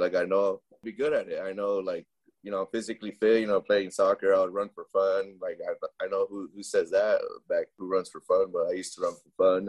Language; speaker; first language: English; early bilingual, other home language; Spanish